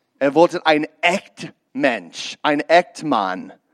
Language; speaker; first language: German; non-native, learner; English